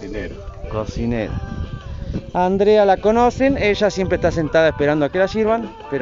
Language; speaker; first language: Spanish; native; Spanish